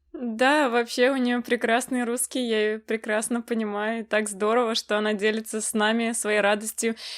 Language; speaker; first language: Russian; native; Russian